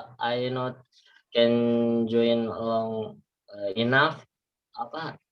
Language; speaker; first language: English; non-native, learner; Indonesian